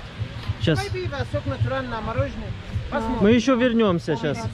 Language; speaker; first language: Russian; native; Russian